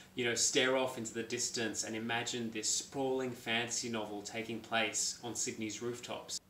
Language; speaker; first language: English; native; English